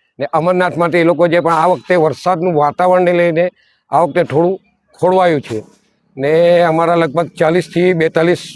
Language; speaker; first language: Gujarati; native; Gujarati